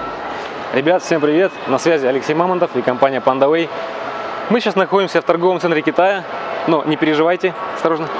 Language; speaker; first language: Russian; native; Russian